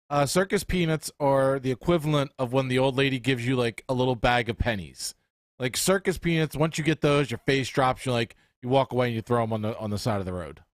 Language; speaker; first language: English; native; English